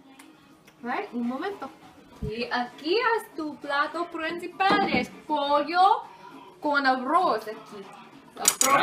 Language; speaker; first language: Spanish; non-native, learner; English